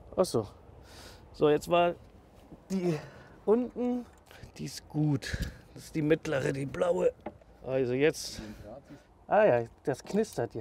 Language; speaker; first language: German; native; German